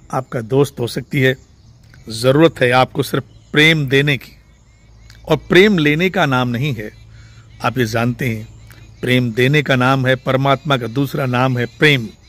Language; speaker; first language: Hindi; non-native, local second language; Sindhi